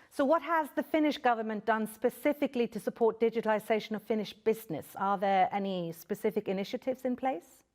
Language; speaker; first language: English; non-native, fluent; Icelandic